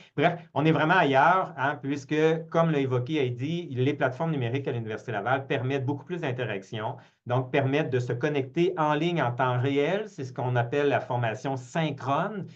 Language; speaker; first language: French; native; French